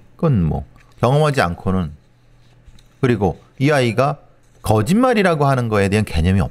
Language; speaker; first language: Korean; native; Korean